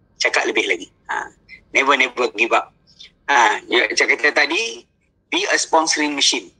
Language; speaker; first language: Malay; native; Malay